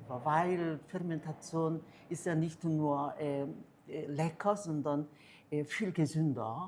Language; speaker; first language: German; non-native, fluent; Korean